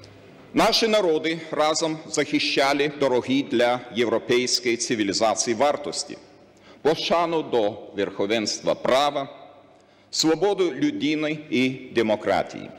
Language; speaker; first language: Ukrainian; non-native, learner; Lithuanian